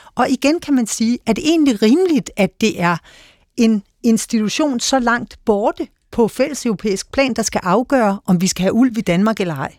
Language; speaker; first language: Danish; native; Danish